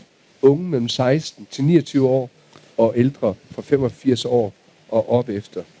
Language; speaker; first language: Danish; native; Danish